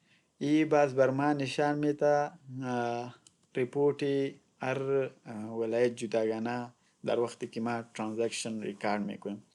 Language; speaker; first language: Persian; non-native, local second language; Pashto